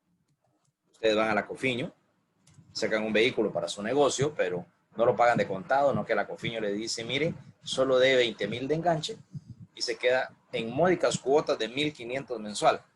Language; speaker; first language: Spanish; native; Spanish